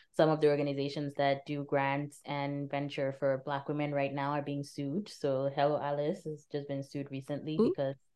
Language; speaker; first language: English; native; English